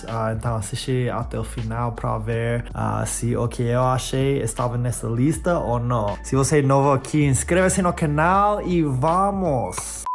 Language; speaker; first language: Portuguese; non-native, fluent; English